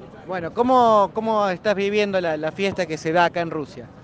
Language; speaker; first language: Spanish; native; Spanish